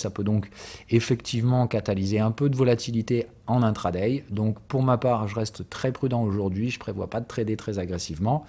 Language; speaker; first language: French; native; French